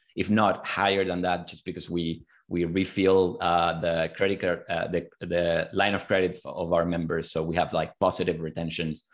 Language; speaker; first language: English; non-native, fluent; Spanish